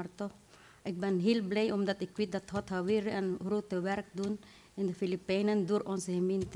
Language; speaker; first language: Dutch; non-native, fluent; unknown